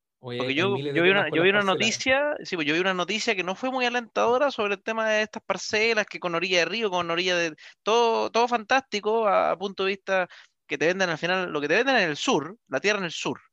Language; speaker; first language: Spanish; native; Spanish